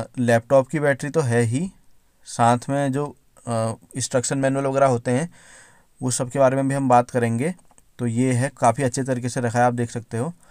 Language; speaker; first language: Hindi; native; Hindi